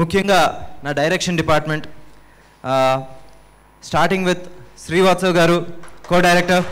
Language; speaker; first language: Telugu; native; Telugu